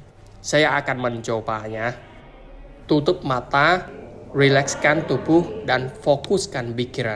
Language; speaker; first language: Indonesian; non-native, learner; Vietnamese